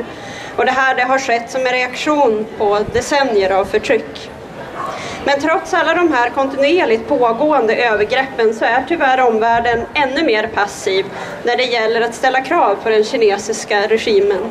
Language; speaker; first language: Swedish; native; Swedish